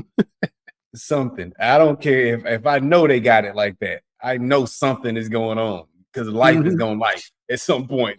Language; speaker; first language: English; native; English